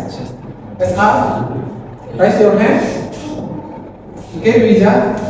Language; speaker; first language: English; non-native, learner; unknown